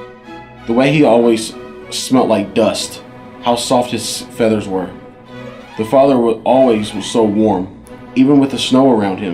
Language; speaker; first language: English; native; English